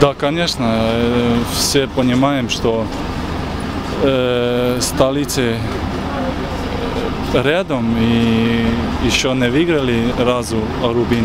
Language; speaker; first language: Russian; non-native, learner; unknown